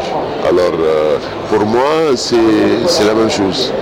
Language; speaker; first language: French; non-native, fluent; Arabic